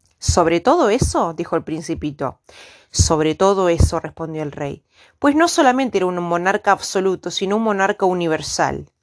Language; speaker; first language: Spanish; native; Spanish